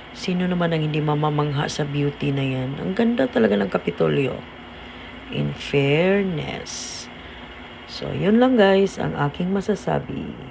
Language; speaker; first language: Filipino; native; Filipino